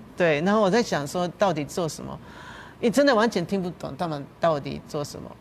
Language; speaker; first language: Chinese; non-native, fluent; Japanese